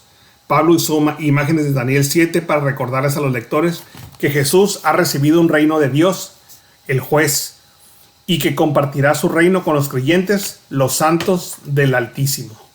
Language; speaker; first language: Spanish; native; Spanish